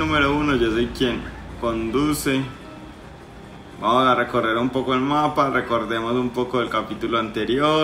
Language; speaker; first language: Spanish; native; Spanish